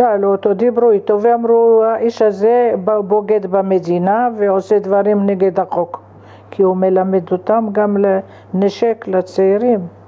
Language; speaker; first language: Hebrew; non-native, fluent; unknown